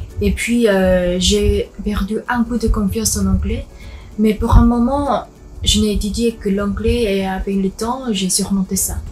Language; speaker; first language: French; non-native, fluent; Korean